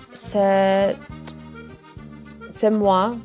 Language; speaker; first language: French; non-native, learner; Arabic